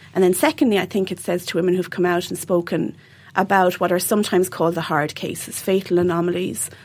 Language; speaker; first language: English; native; English